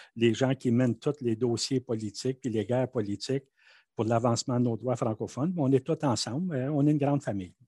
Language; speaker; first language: French; native; French